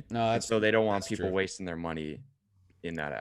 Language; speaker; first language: English; native; English